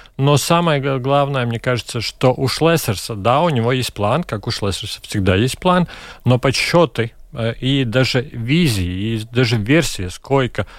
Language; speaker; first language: Russian; non-native, local second language; Latvian